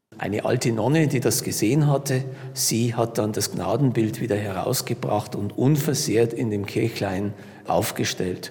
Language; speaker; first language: German; native; German